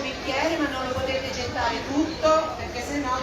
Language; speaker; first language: Italian; native; Italian